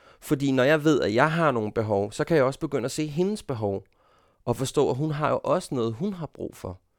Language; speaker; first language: Danish; native; Danish